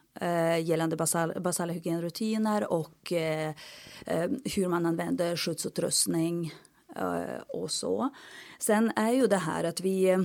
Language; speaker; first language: Swedish; non-native, fluent; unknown